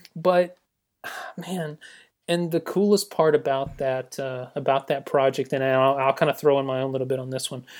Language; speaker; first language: English; native; English